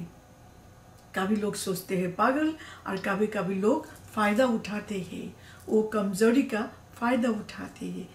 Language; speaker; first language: Hindi; non-native, learner; Bangla